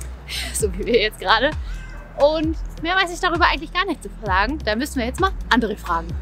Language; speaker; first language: German; native; German